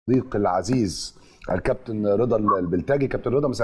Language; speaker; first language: Arabic; native; Arabic